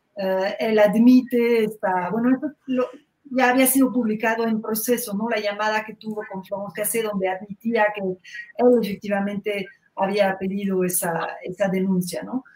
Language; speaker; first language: Spanish; non-native, fluent; French